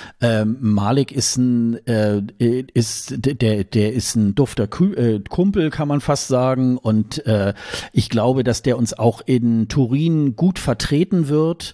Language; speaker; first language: German; native; German